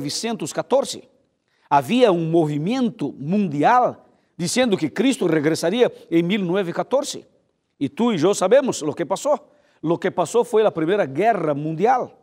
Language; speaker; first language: Spanish; non-native, fluent; Portuguese